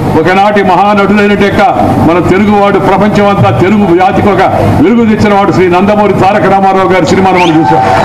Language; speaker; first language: Telugu; native; Telugu